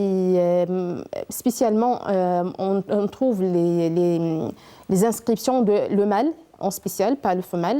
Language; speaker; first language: French; non-native, learner; Arabic